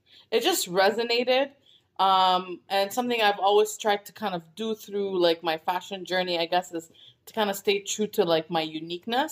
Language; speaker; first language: English; non-native, fluent; Arabic